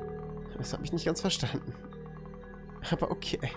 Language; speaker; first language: German; native; German